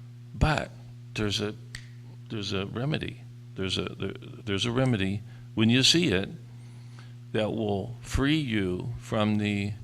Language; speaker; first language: English; native; English